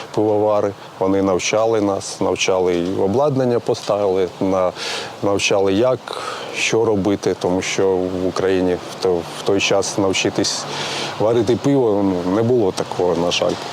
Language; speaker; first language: Ukrainian; non-native, local second language; Russian